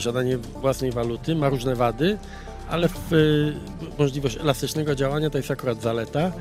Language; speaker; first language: Polish; native; Polish